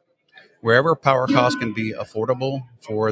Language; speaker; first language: English; native; English